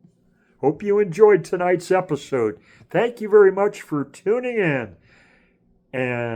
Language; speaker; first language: English; native; English